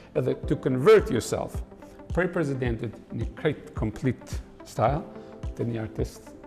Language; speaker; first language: English; non-native, fluent; Albanian